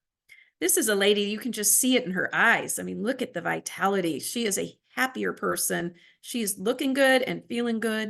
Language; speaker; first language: English; native; English